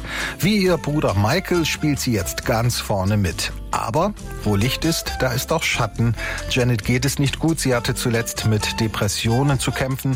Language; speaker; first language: German; native; German